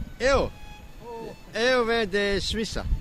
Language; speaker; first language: Portuguese; non-native, learner; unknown